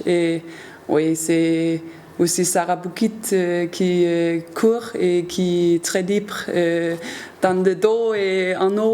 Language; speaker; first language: French; non-native, learner; Danish